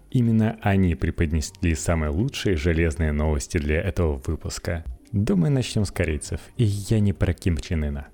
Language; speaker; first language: Russian; native; Russian